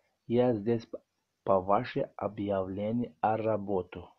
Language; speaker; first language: Russian; non-native, learner; Tajik